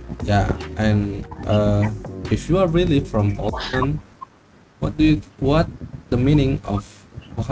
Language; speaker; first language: English; non-native, learner; Indonesian